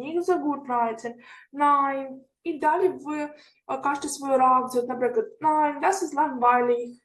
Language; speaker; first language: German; non-native, fluent; Ukrainian